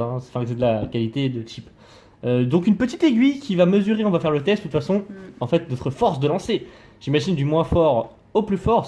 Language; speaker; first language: French; native; French